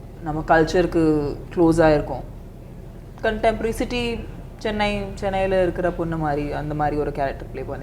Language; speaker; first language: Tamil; non-native, fluent; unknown